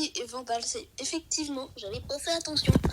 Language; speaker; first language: French; native; French